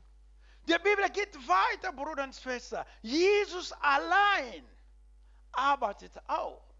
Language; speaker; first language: German; non-native, learner; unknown